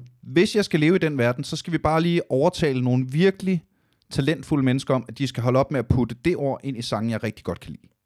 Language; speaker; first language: Danish; native; Danish